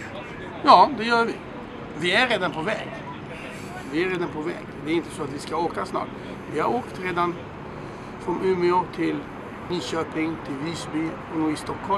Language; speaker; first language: Swedish; non-native, fluent; Hebrew